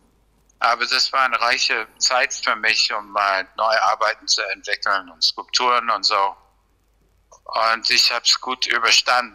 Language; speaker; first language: German; non-native, fluent; English